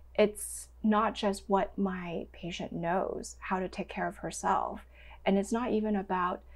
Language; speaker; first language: English; non-native, local second language; Cantonese